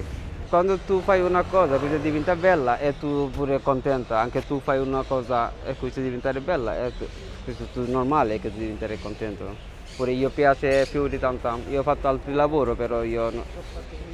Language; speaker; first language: Italian; non-native, learner; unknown